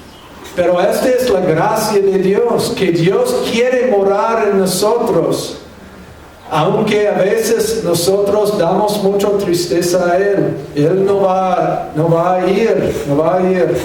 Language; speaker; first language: Spanish; non-native, fluent; English